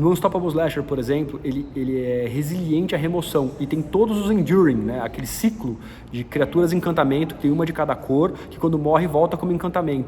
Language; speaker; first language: Portuguese; native; Portuguese